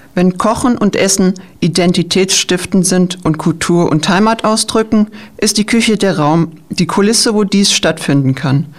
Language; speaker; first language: German; native; German